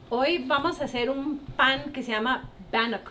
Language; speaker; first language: Spanish; native; Spanish